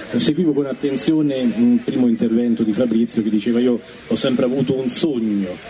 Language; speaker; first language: Italian; native; Italian